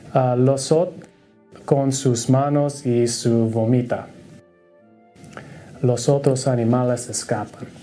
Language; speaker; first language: Spanish; non-native, learner; English